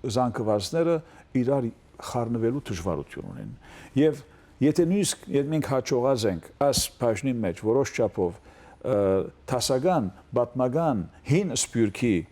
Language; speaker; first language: Armenian; early bilingual, heritage; Armenian